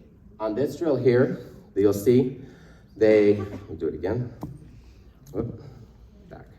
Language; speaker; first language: English; native; English